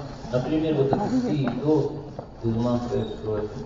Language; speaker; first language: Russian; non-native, learner; Persian